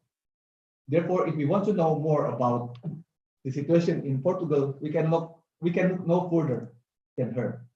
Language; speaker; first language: English; non-native, fluent; Indonesian